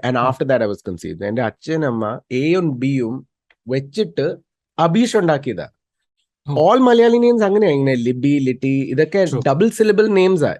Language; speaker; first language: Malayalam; early bilingual, heritage; Malayalam